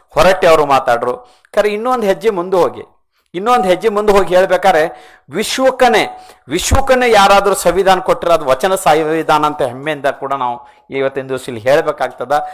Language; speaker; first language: Kannada; native; Kannada